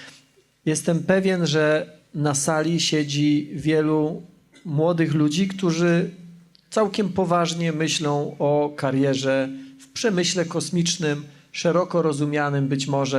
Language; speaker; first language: Polish; native; Polish